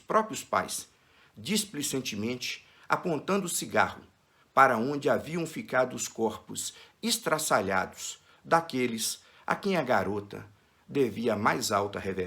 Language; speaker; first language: Portuguese; native; Portuguese